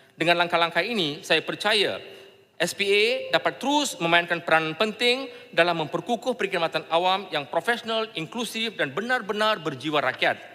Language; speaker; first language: Malay; non-native, local second language; Tamil